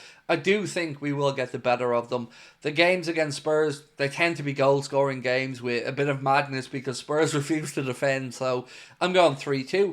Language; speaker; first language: English; native; English